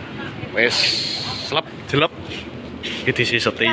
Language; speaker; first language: Indonesian; non-native, local second language; Javanese